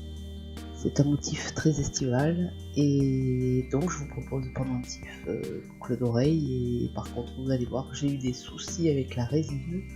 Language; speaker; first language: French; native; French